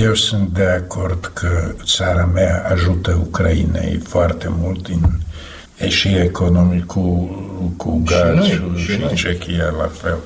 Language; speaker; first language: Romanian; non-native, fluent; Slovak